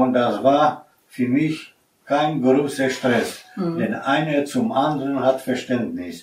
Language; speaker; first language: German; non-native, fluent; Polish